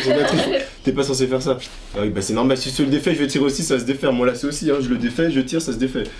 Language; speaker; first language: French; native; French